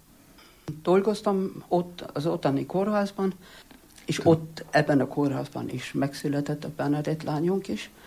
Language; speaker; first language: Hungarian; non-native, fluent; German